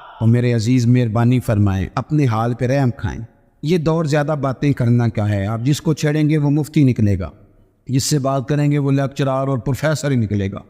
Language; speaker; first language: Urdu; non-native, local second language; Punjabi